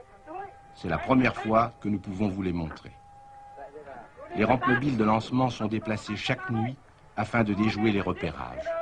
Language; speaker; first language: French; native; French